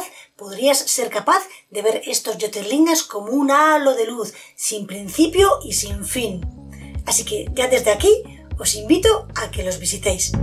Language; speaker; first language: Spanish; native; Spanish